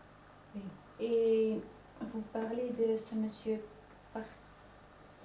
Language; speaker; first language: French; non-native, fluent; Dutch